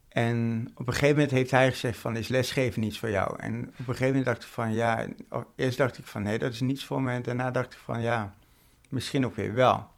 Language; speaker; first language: Dutch; native; Dutch